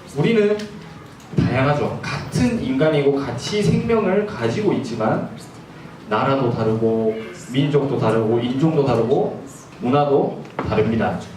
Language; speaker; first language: Korean; non-native, fluent; Japanese